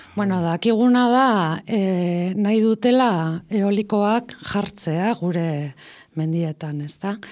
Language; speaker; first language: Basque; non-native, local second language; Spanish